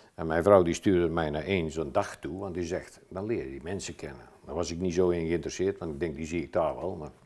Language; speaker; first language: Dutch; native; Dutch